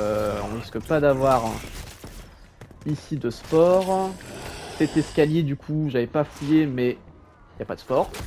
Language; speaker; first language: French; native; French